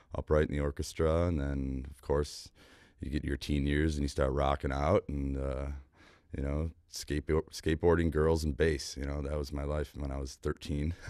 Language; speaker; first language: English; native; English